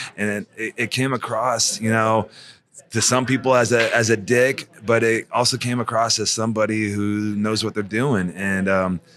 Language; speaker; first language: English; native; English